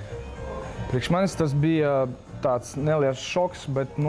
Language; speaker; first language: Latvian; non-native, local second language; Russian